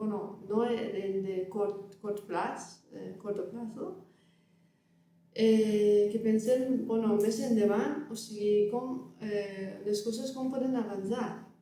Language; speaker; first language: Catalan; non-native, learner; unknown